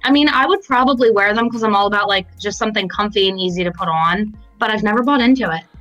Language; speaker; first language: English; native; English